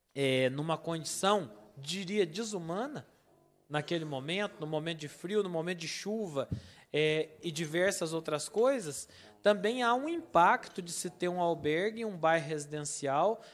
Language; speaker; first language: Portuguese; native; Portuguese